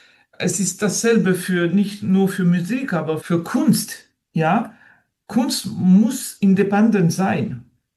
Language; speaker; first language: German; non-native, learner; French